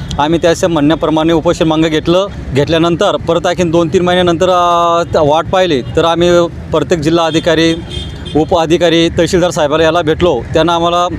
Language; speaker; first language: Marathi; non-native, local second language; Bhili